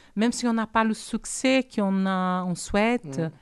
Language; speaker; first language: French; non-native, fluent; Portuguese